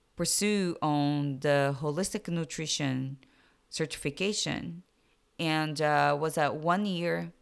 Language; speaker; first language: English; non-native, fluent; Portuguese